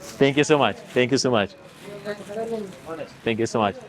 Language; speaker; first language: English; non-native, learner; Lithuanian